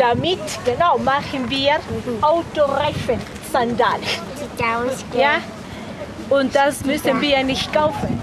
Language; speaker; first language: German; non-native, fluent; Spanish